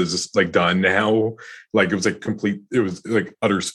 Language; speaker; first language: English; native; English